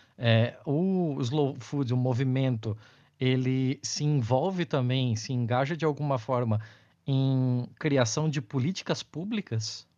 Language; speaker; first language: Portuguese; native; Portuguese